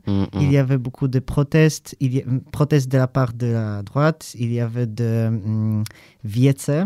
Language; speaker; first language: French; non-native, learner; Polish